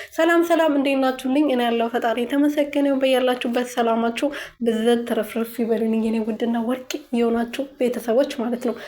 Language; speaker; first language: Amharic; non-native, local second language; Oromo